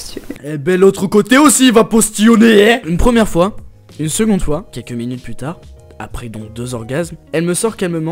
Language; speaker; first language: French; native; French